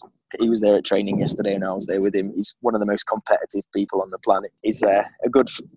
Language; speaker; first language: English; native; English